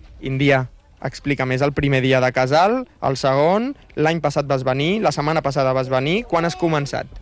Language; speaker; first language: Catalan; native; Catalan